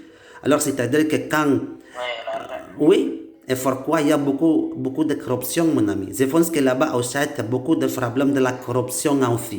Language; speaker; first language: French; non-native, learner; Indonesian